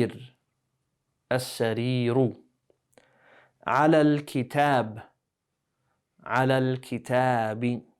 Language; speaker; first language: Arabic; non-native, fluent; English